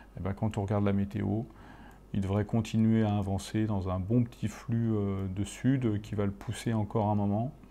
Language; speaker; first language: French; native; French